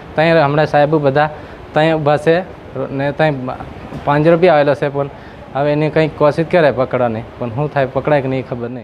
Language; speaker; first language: Gujarati; non-native, local second language; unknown